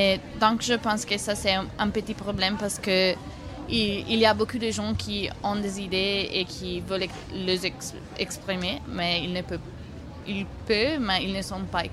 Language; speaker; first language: French; non-native, fluent; Italian